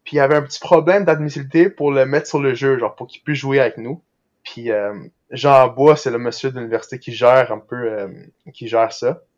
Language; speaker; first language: French; early bilingual, other home language; Portuguese